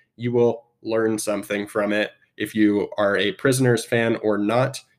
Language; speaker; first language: English; native; English